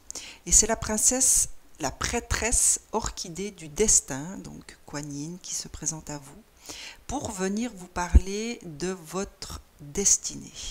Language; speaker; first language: French; native; French